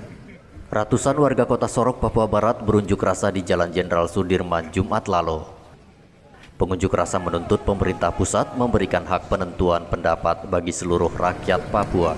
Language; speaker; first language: Indonesian; native; Indonesian